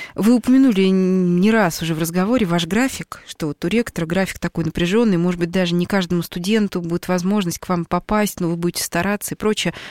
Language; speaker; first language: Russian; native; Russian